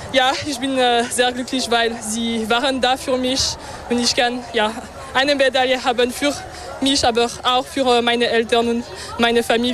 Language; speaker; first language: German; non-native, local second language; French